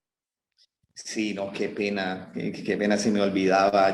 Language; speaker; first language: Spanish; native; Spanish